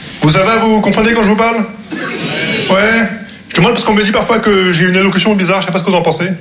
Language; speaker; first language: French; non-native, local second language; Arabic